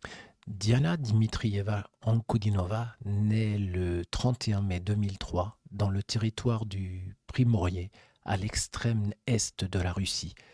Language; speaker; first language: French; native; French